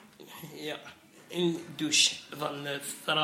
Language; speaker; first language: Dutch; non-native, learner; Arabic